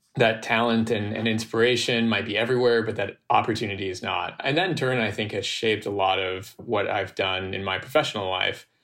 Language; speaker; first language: English; native; English